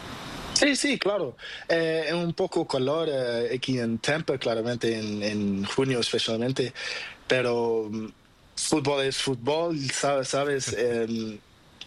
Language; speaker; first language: Spanish; non-native, learner; Portuguese